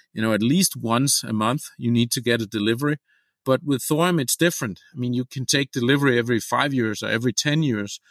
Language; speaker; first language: English; non-native, fluent; Danish